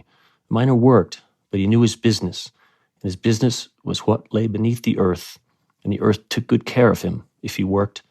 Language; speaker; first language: English; native; English